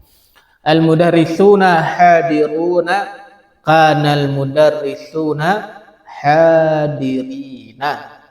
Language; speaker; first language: Arabic; non-native, fluent; Indonesian